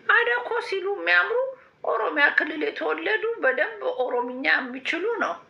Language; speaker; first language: Amharic; native; Amharic